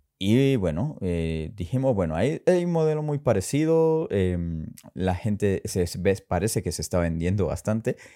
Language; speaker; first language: Spanish; native; Spanish